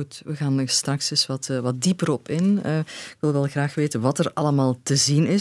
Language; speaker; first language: Dutch; native; Dutch